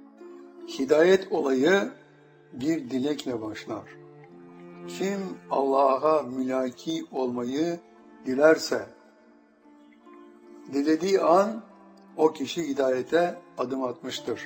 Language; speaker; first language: Turkish; native; Turkish